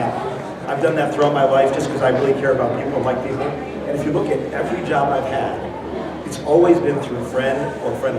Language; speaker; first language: English; native; English